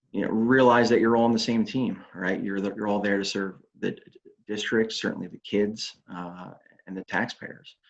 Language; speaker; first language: English; native; English